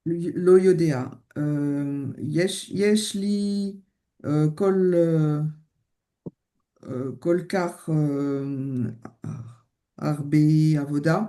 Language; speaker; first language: Hebrew; non-native, learner; French